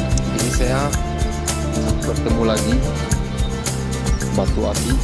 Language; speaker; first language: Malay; non-native, local second language; Achinese